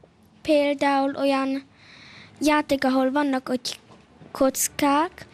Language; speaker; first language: Hungarian; early bilingual, heritage; Hungarian